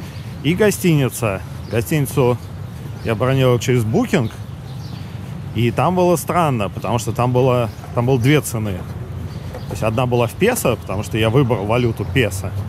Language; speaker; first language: Russian; native; Russian